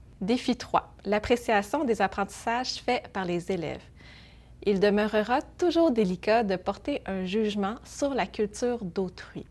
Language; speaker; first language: French; early bilingual, other home language; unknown